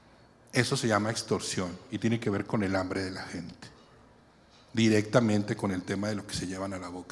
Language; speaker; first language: Spanish; native; Spanish